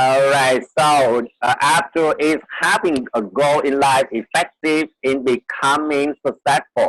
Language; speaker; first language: English; non-native, fluent; Vietnamese